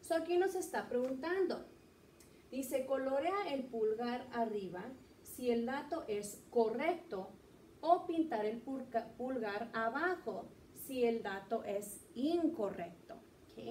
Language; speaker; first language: Spanish; early bilingual, heritage; Spanish